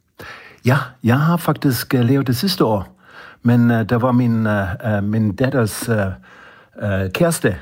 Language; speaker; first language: Danish; non-native, fluent; German